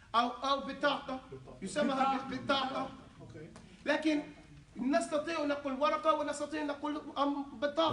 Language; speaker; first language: Arabic; non-native, fluent; English